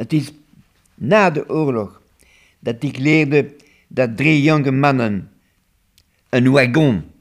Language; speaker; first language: Dutch; non-native, local second language; French